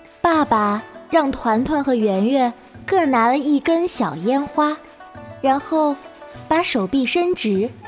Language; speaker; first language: Chinese; native; Chinese